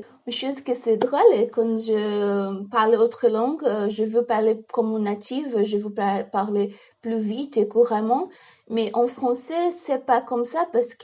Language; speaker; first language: French; non-native, learner; Portuguese